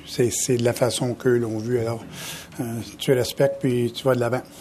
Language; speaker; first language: French; native; French